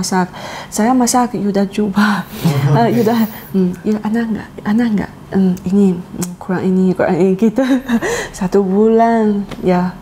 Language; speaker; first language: Indonesian; non-native, learner; Chinese